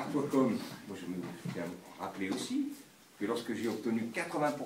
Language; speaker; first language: French; native; French